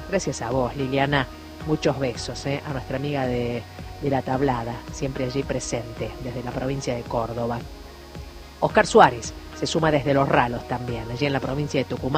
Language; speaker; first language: Spanish; native; Spanish